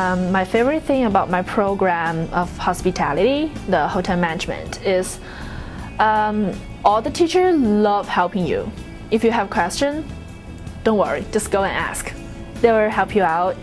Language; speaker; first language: English; non-native, learner; Chinese